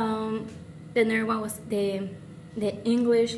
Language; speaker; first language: English; non-native, learner; Spanish